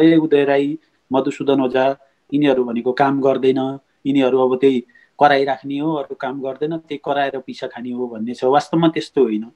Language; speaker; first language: Nepali; native; Nepali